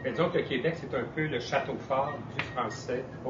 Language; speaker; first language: French; native; French